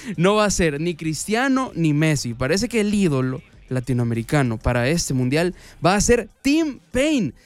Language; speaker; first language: Spanish; native; Spanish